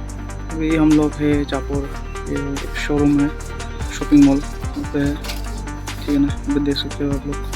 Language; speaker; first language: Hindi; non-native, local second language; Assamese